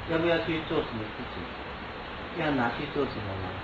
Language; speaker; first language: Chinese; native; Chinese